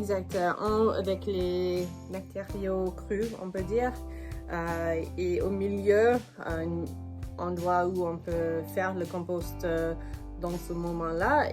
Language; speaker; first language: French; non-native, fluent; English